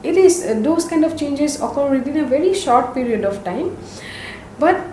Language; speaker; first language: English; non-native, local second language; Assamese